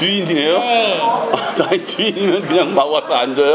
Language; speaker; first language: Korean; native; Korean